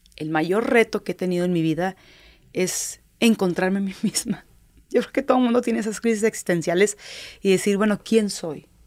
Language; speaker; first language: Spanish; native; Spanish